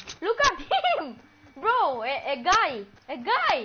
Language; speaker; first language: English; non-native, learner; Greek